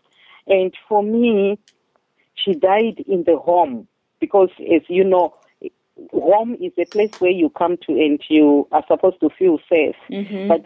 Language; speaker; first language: English; non-native, local second language; Shona